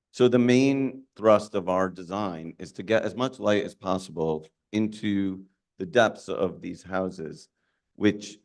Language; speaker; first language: English; native; English